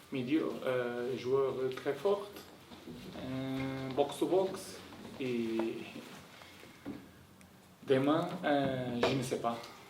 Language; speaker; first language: French; non-native, learner; Portuguese